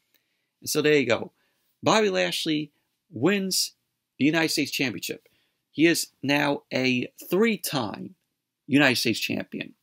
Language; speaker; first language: English; native; English